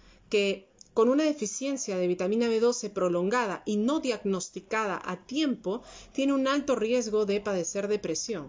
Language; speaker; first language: Spanish; native; Spanish